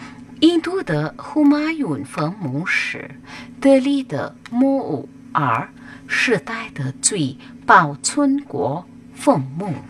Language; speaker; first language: Chinese; non-native, learner; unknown